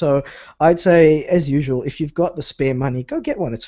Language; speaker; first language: English; native; English